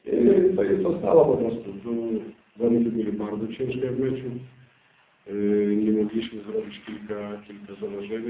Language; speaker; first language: Polish; non-native, learner; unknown